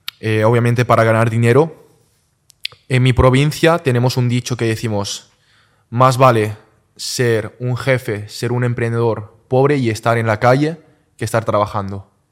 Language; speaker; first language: Spanish; early bilingual, other home language; Chinese